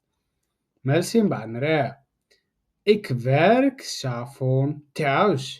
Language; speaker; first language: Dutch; non-native, fluent; Tigrinya